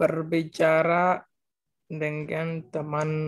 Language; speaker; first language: Indonesian; non-native, learner; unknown